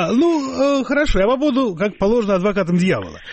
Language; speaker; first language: Russian; native; Russian